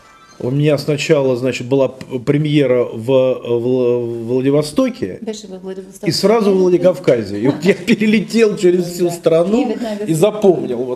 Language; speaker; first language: Russian; native; Russian